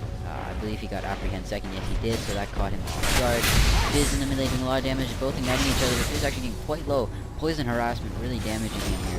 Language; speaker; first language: English; native; English